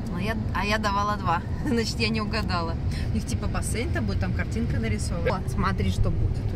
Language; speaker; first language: Russian; native; Russian